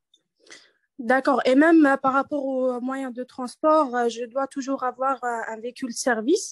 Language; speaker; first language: French; non-native, learner; Arabic